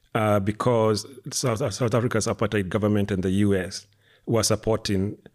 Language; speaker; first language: English; non-native, local second language; Kikuyu